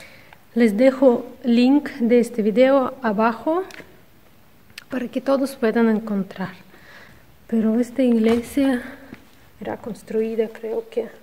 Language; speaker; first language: Spanish; non-native, fluent; Russian